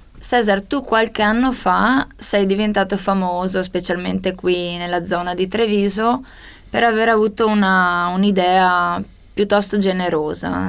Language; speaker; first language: Italian; native; Italian